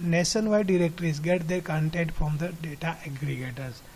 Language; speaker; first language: English; non-native, local second language; Gujarati